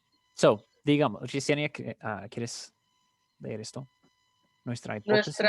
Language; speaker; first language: Spanish; non-native, fluent; English